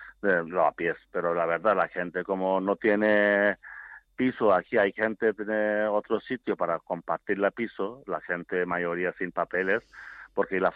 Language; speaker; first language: Spanish; non-native, learner; Bangla